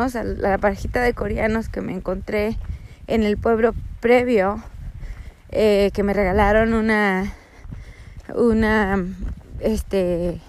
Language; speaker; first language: Spanish; native; Spanish